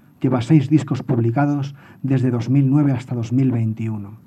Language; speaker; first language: Spanish; native; Spanish